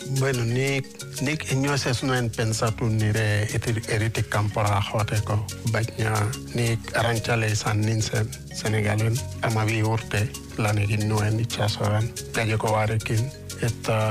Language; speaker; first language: Basque; non-native, fluent; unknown